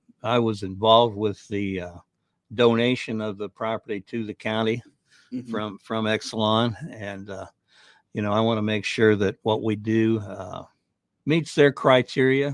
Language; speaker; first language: English; native; English